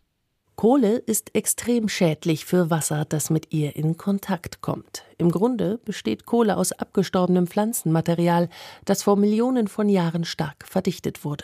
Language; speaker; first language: German; native; German